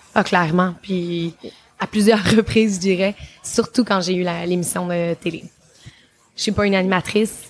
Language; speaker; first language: French; native; French